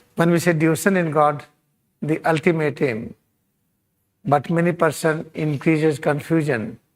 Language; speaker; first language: English; non-native, local second language; Hindi